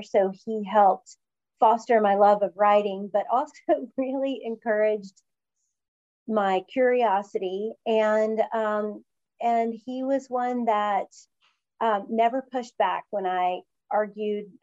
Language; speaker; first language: English; native; English